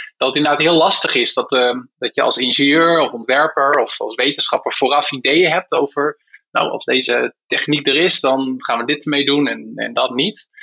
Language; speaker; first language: Dutch; native; Dutch